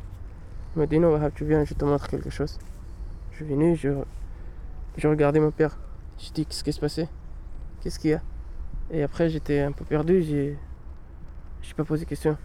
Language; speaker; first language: French; non-native, learner; Pashto